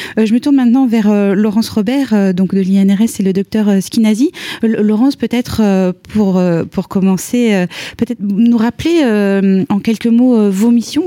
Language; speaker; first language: French; native; French